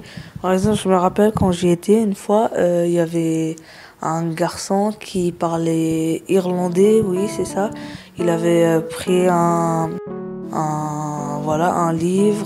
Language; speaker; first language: French; early bilingual, other home language; Arabic